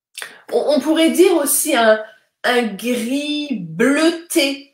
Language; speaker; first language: French; native; French